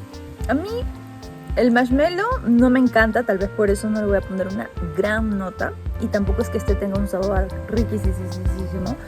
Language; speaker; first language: Spanish; native; Spanish